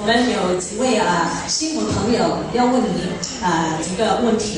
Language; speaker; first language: Chinese; early bilingual, heritage; Chinese